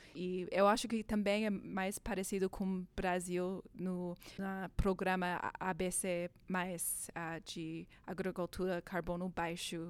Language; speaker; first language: Portuguese; non-native, learner; English